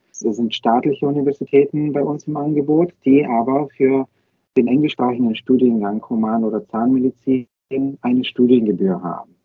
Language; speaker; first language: German; non-native, fluent; Bulgarian